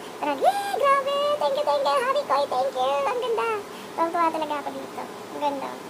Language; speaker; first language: Filipino; non-native, local second language; Cebuano